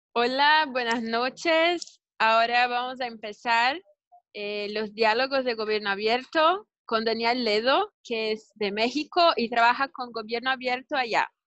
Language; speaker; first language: Spanish; non-native, learner; Portuguese